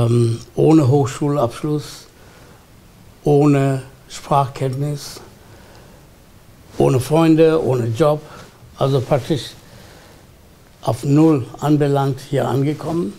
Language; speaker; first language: German; non-native, fluent; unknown